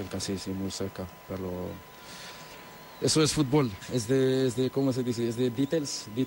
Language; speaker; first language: Spanish; non-native, learner; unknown